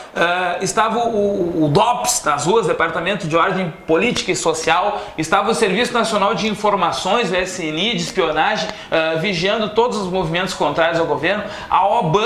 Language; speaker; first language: Portuguese; native; Portuguese